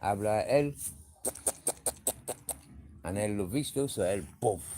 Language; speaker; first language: Spanish; non-native, learner; English